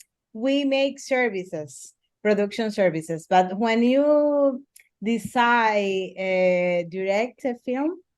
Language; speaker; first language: English; non-native, learner; Spanish